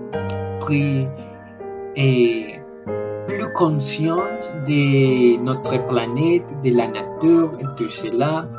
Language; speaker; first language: French; non-native, learner; Spanish